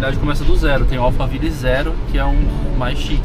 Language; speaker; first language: Portuguese; native; Portuguese